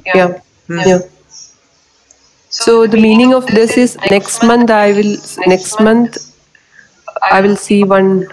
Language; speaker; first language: English; non-native, local second language; Hindi